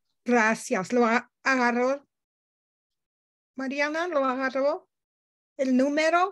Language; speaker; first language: Spanish; non-native, learner; English